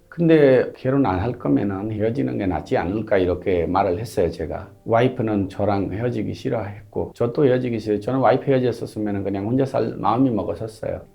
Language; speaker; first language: Korean; non-native, fluent; Hindi